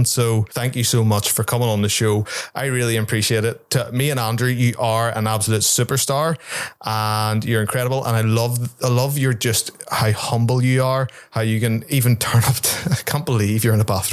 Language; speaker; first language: English; native; English